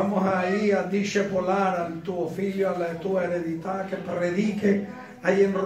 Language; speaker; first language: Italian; non-native, learner; Spanish